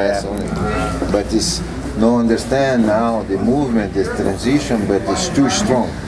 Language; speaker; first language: English; non-native, learner; Portuguese